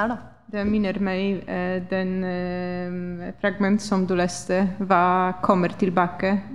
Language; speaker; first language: Norwegian; non-native, fluent; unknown